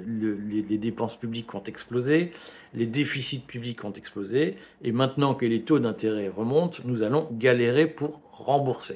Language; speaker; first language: French; native; French